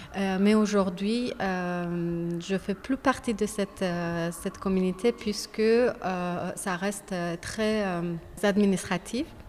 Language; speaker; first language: French; non-native, fluent; Persian